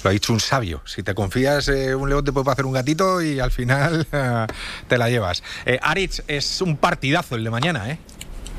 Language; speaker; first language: Spanish; native; Spanish